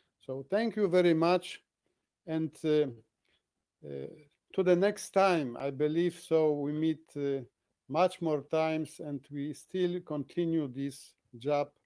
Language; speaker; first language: English; non-native, fluent; Polish